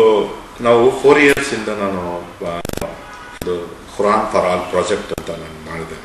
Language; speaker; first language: Kannada; non-native, local second language; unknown